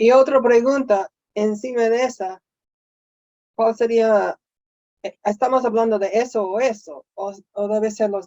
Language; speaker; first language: Spanish; non-native, fluent; English